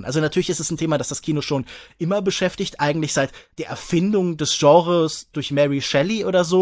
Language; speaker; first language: German; native; German